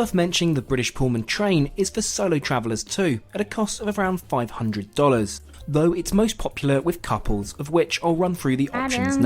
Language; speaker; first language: English; native; English